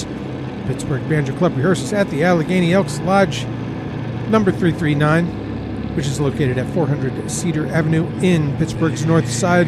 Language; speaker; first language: English; native; English